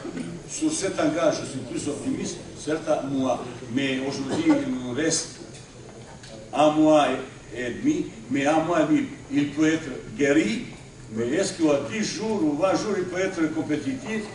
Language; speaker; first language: French; non-native, fluent; Bosnian